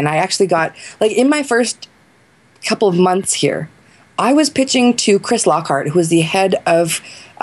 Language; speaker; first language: English; native; English